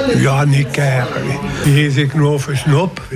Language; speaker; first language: German; non-native, local second language; French